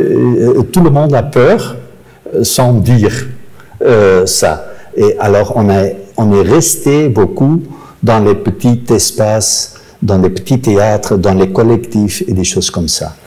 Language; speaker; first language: French; non-native, local second language; Dutch